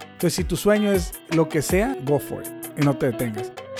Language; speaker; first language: Spanish; native; Spanish